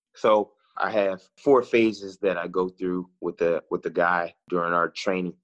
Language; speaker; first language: English; native; English